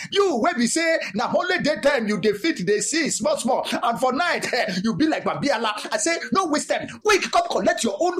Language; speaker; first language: Nigerian Pidgin; non-native, local second language; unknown